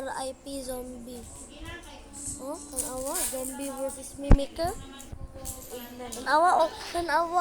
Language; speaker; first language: English; non-native, local second language; Filipino